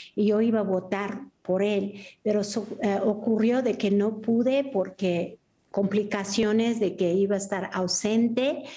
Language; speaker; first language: Spanish; early bilingual, heritage; Spanish